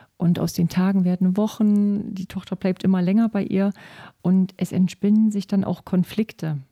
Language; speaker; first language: German; native; German